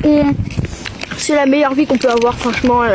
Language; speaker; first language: French; native; French